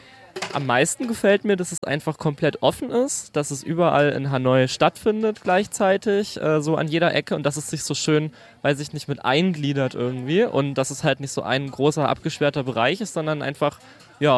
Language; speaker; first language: German; native; German